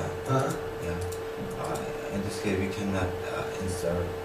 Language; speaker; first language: English; non-native, learner; Korean